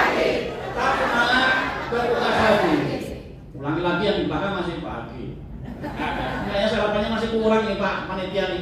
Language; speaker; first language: Indonesian; native; Indonesian